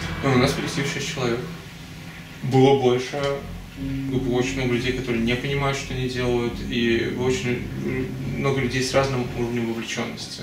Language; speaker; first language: Russian; native; Russian